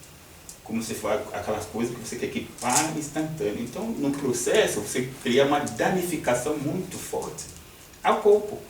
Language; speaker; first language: Portuguese; non-native, fluent; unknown